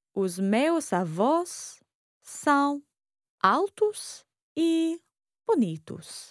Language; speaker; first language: Portuguese; non-native, learner; English